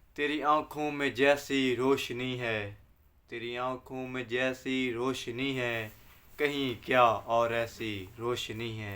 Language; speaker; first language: Urdu; non-native, local second language; Punjabi